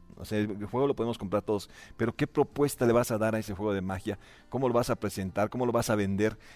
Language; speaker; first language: Spanish; native; Spanish